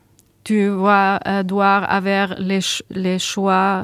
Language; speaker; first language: French; non-native, learner; German